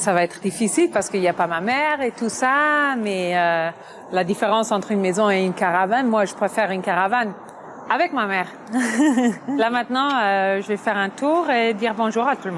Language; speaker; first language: French; non-native, fluent; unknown